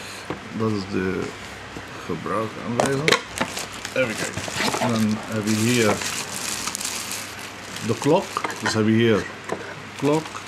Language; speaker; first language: Dutch; non-native, fluent; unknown